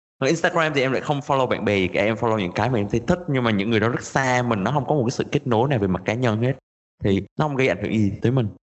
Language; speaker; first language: Vietnamese; native; Vietnamese